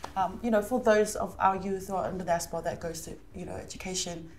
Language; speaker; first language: English; early bilingual, other home language; Samoan